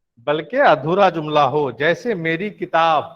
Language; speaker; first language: Urdu; native; Urdu